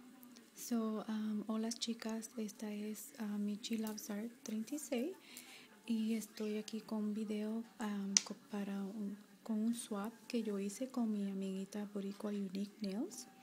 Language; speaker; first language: Spanish; early bilingual, heritage; Spanish